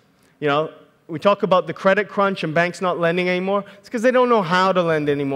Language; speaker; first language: English; native; English